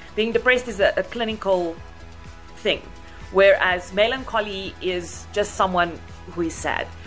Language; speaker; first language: English; non-native, local second language; Afrikaans